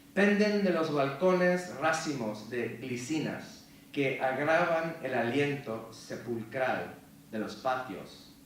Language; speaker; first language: Spanish; early bilingual, other home language; English